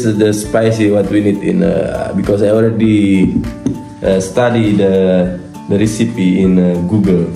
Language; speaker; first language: English; non-native, fluent; Indonesian